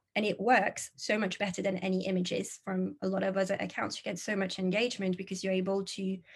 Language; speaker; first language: English; non-native, fluent; French